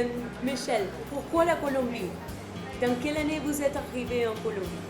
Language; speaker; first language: French; non-native, fluent; Spanish